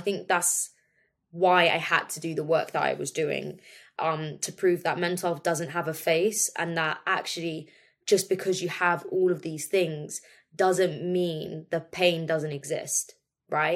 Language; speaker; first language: English; native; English